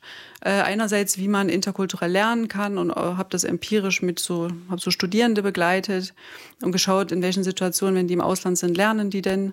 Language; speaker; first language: German; native; German